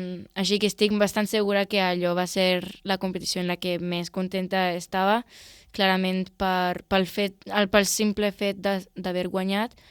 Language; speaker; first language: Catalan; non-native, local second language; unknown